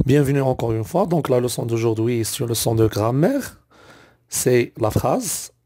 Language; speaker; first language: French; non-native, local second language; Arabic